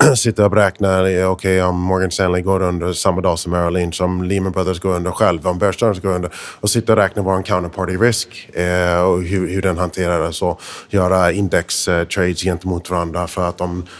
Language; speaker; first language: Swedish; non-native, fluent; English